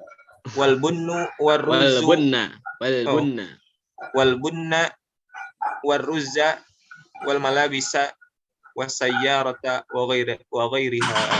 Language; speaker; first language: Arabic; non-native, learner; Indonesian